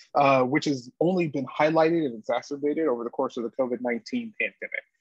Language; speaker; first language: English; native; English